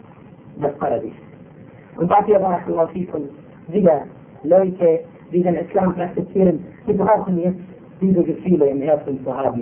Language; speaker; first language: German; non-native, fluent; Arabic